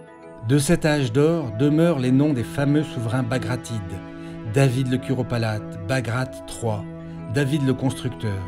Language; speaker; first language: French; native; French